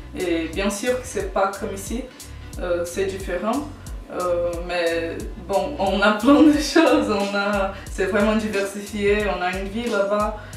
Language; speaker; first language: French; non-native, fluent; Portuguese